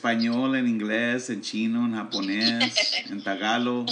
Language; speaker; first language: Spanish; early bilingual, heritage; Spanish